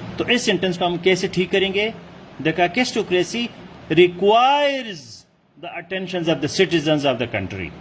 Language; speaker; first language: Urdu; non-native, local second language; Pashto